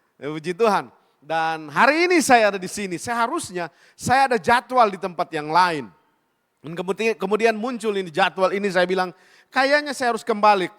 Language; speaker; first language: Indonesian; native; Indonesian